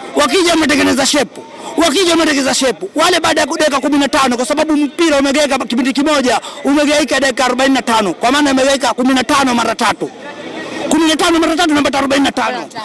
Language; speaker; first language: Swahili; native; Swahili